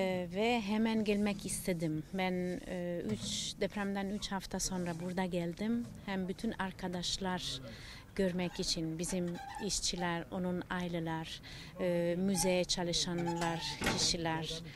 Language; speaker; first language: Turkish; non-native, learner; Italian